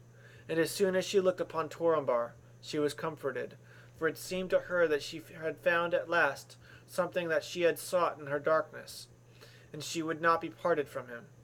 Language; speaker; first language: English; native; English